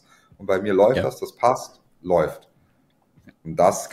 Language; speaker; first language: German; native; German